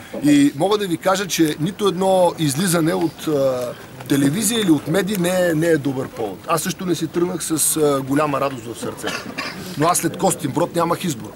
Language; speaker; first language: Bulgarian; native; Bulgarian